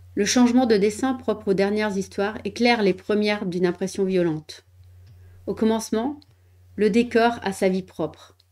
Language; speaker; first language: French; native; French